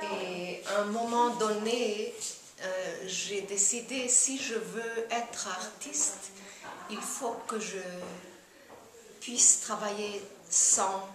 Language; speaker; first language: French; non-native, fluent; German